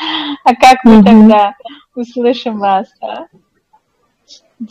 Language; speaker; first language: Russian; non-native, fluent; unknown